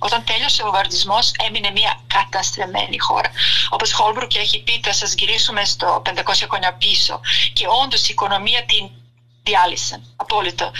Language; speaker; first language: Greek; non-native, fluent; Serbian